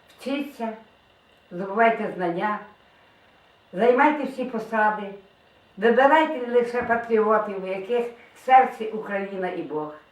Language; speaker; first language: Ukrainian; native; Ukrainian